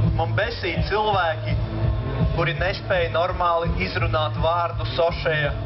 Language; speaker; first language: Latvian; non-native, local second language; Russian